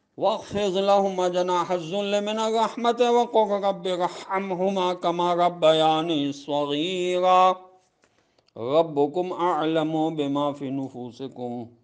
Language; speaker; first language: Arabic; non-native, fluent; Urdu